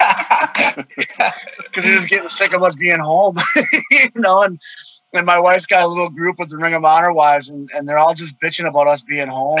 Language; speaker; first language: English; native; English